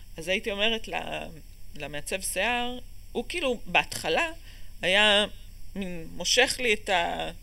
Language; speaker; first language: Hebrew; native; Hebrew